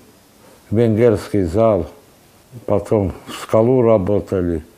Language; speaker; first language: Russian; non-native, local second language; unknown